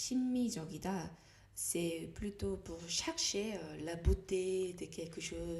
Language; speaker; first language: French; non-native, learner; Korean